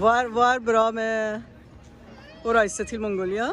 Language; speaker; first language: Norwegian; non-native, learner; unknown